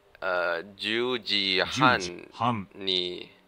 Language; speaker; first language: Japanese; non-native, learner; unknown